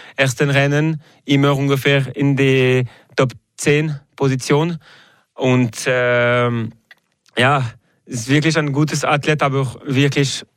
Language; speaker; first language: German; non-native, local second language; French